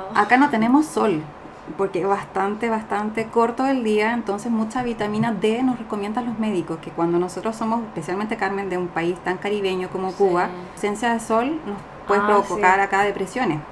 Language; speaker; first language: Spanish; native; Spanish